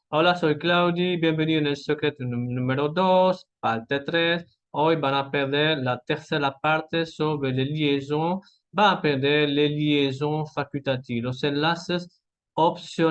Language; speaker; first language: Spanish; non-native, fluent; French